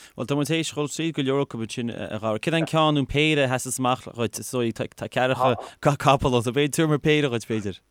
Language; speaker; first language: Irish; native; Irish